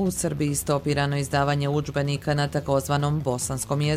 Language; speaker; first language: Serbian; native; Serbian